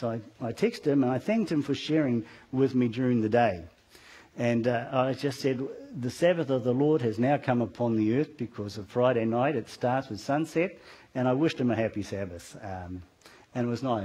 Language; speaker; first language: English; native; English